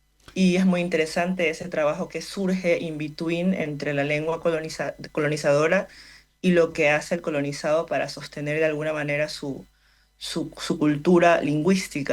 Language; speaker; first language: Spanish; native; Spanish